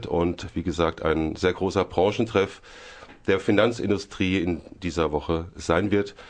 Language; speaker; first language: German; native; German